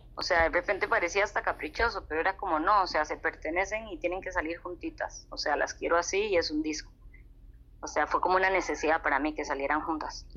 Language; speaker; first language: Spanish; native; Spanish